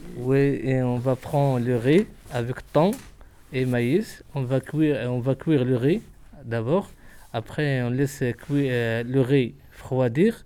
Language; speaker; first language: French; non-native, learner; Arabic